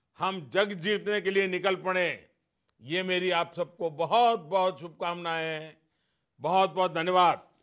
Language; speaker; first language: Hindi; non-native, local second language; Gujarati